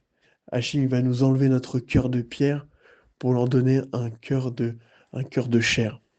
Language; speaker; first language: French; native; French